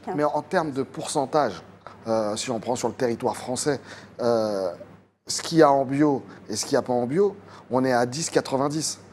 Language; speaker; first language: French; native; French